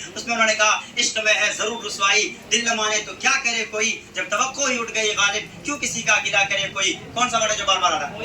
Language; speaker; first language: Urdu; native; Urdu